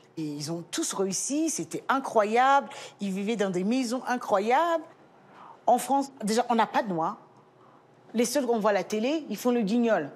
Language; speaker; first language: French; early bilingual, other home language; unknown